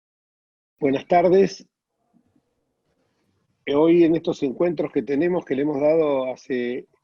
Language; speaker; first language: Spanish; native; Spanish